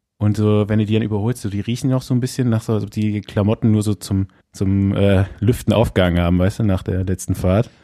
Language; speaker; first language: German; native; German